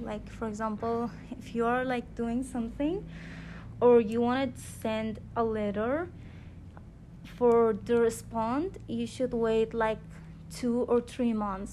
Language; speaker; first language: English; non-native, fluent; Persian